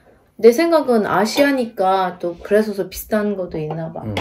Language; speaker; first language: Korean; non-native, fluent; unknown